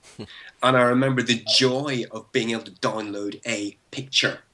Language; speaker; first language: English; native; English